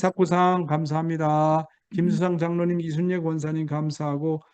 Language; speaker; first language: Korean; native; Korean